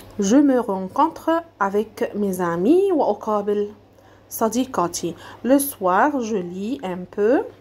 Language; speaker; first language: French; non-native, fluent; Arabic